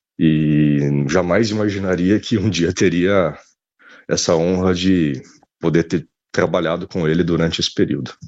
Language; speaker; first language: Portuguese; native; Portuguese